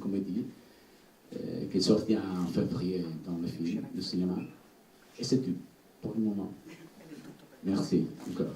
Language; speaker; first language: French; non-native, learner; Italian